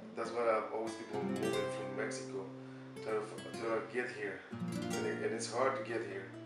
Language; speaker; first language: English; non-native, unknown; Spanish